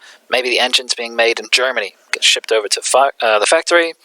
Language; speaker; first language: English; native; English